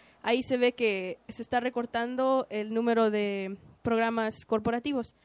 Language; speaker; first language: Spanish; early bilingual, heritage; Spanish